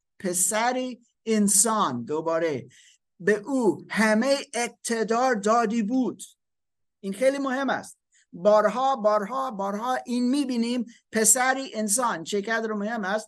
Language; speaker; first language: Persian; non-native, learner; German